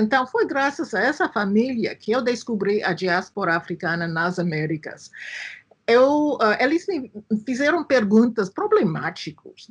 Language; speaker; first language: Portuguese; non-native, fluent; English